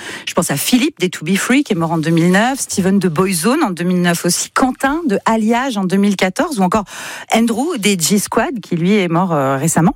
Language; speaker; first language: French; native; French